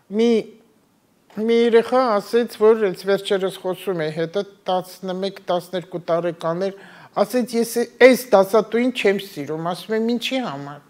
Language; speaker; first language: Armenian; native; Armenian